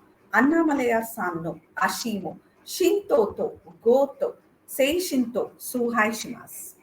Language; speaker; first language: Japanese; non-native, learner; Tamil